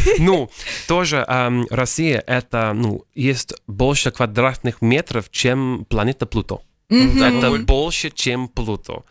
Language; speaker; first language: Russian; non-native, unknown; English